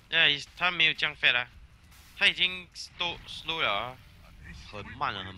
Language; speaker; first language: English; non-native, local second language; Chinese